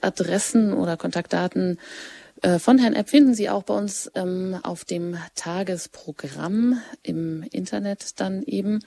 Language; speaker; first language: German; native; German